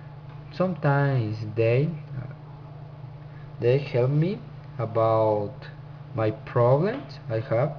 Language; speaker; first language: English; non-native, learner; Spanish